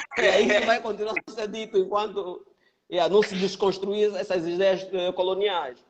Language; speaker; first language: Portuguese; native; Portuguese